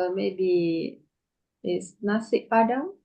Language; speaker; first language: English; non-native, learner; Indonesian